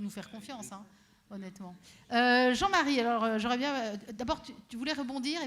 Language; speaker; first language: French; native; French